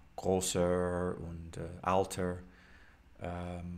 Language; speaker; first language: German; non-native, learner; English